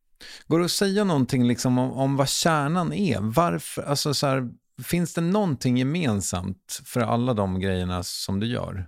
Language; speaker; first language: Swedish; native; Swedish